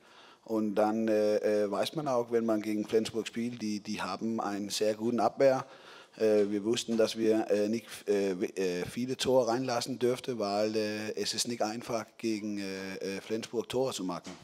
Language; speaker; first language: German; non-native, fluent; Danish